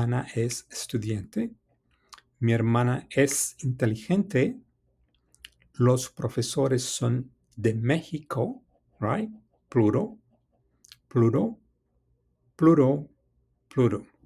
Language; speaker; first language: Spanish; non-native, fluent; English